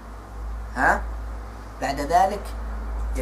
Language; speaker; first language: Arabic; native; Arabic